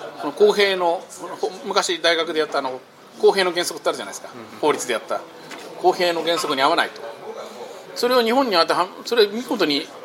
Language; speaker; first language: Japanese; native; Japanese